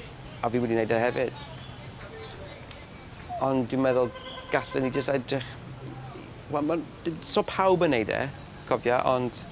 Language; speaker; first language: Welsh; native; Welsh